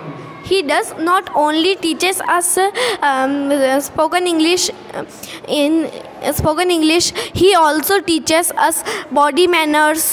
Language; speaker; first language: English; non-native, learner; Hindi